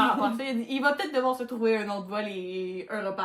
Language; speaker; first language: French; native; French